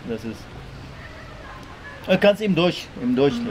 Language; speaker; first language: German; non-native, learner; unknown